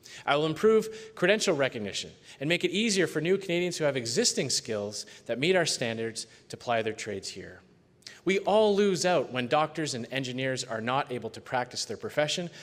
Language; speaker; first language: English; native; English